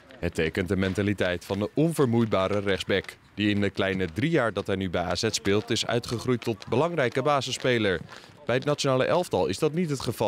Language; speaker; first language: Dutch; native; Dutch